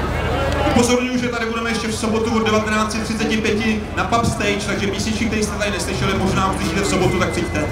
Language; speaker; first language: Czech; native; Czech